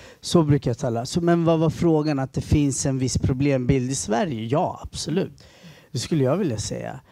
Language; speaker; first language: Swedish; early bilingual, other home language; Tigrinya